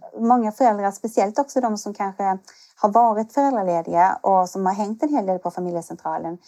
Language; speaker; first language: Swedish; native; Swedish